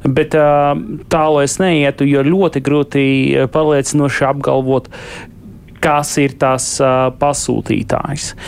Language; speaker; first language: Latvian; non-native, local second language; Russian